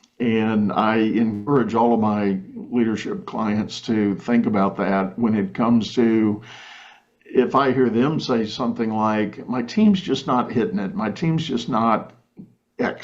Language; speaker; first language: English; native; English